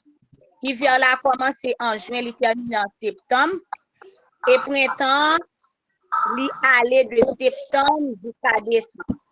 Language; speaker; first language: French; non-native, local second language; Haitian Creole